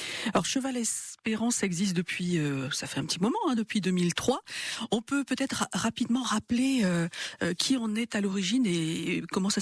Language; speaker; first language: French; native; French